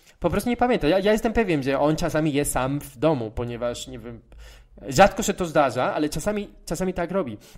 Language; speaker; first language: Polish; non-native, fluent; Spanish